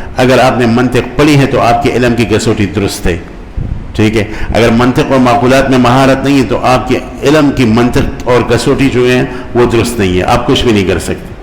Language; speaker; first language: Urdu; non-native, local second language; Pashto